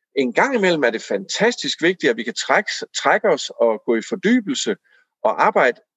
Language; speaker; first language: Danish; native; Danish